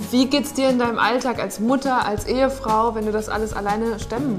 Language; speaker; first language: German; native; German